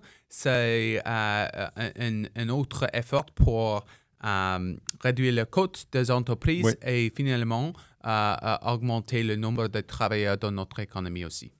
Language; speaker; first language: French; non-native, local second language; English